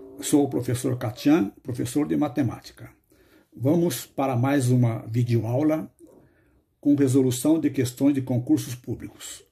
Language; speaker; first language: Portuguese; native; Portuguese